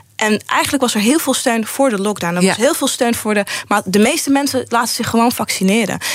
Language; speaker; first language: Dutch; early bilingual, other home language; Arabic